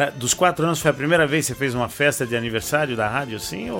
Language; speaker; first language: Portuguese; native; Portuguese